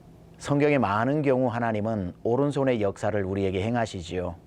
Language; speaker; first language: Korean; native; Korean